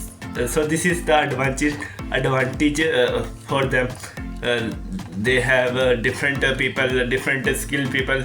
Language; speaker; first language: English; non-native, local second language; Urdu